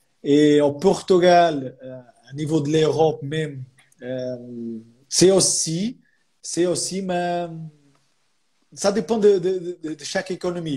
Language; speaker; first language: French; non-native, fluent; Portuguese